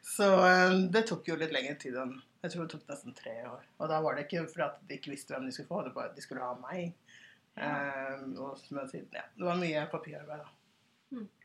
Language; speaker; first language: Norwegian; early bilingual, other home language; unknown